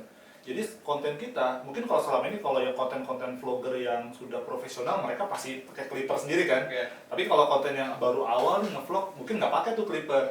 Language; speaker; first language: Indonesian; native; Indonesian